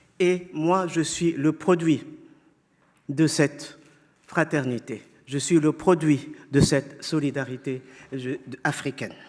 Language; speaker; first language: French; non-native, fluent; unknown